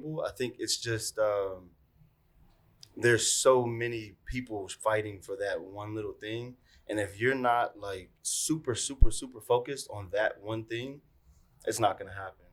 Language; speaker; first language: English; native; English